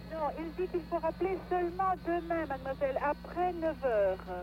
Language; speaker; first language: French; native; French